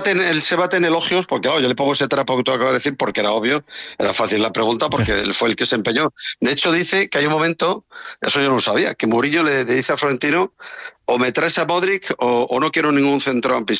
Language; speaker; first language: Spanish; native; Spanish